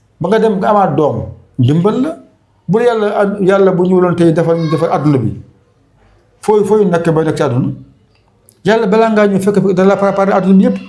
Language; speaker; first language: Wolof; non-native, local second language; Fula